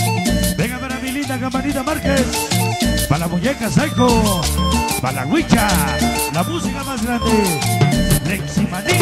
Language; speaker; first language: Spanish; native; Spanish